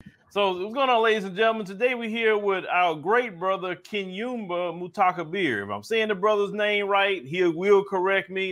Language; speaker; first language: English; native; English